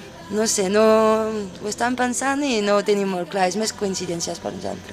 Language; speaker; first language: Catalan; non-native, fluent; French